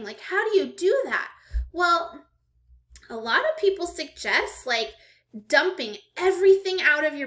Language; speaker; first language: English; native; English